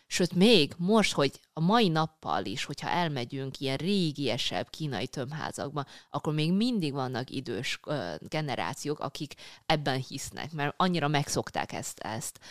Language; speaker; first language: Hungarian; early bilingual, other home language; Chinese